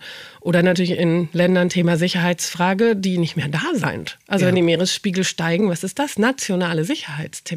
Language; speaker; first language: German; native; German